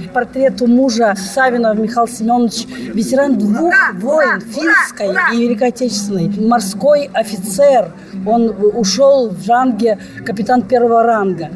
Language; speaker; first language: Russian; native; Russian